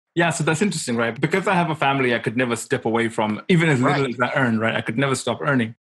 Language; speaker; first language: English; non-native, local second language; Shona